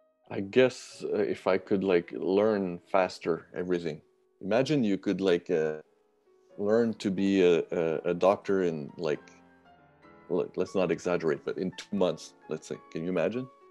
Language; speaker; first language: English; non-native, fluent; French